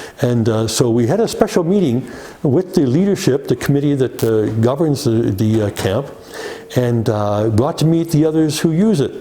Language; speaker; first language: English; native; English